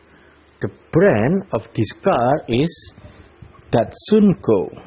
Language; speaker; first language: English; non-native, learner; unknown